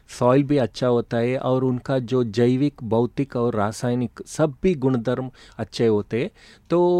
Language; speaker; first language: Hindi; non-native, local second language; Kannada